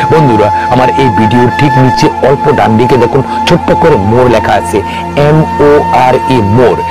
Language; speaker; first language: Bangla; non-native, local second language; Kok Borok